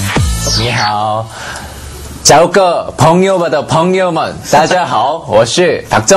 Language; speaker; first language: Chinese; non-native, learner; Korean